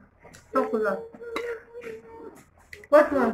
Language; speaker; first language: Turkish; native; Turkish